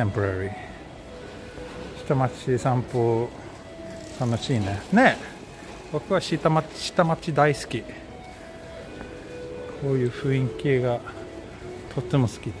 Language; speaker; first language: Japanese; non-native, fluent; Swedish